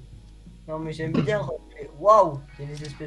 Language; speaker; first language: French; native; French